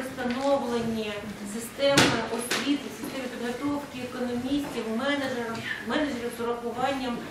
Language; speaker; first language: Ukrainian; non-native, local second language; Russian